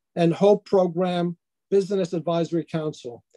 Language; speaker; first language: English; native; English